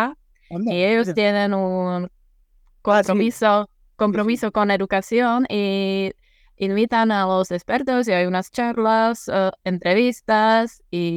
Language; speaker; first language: Spanish; non-native, fluent; Czech